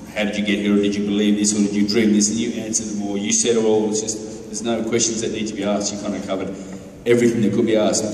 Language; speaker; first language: English; native; English